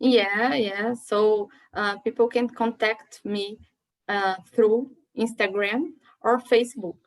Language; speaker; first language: English; non-native, learner; Portuguese